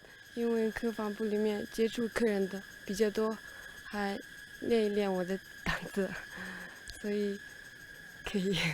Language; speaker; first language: Chinese; non-native, local second language; Tibetan